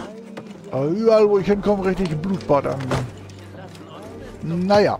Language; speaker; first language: German; native; German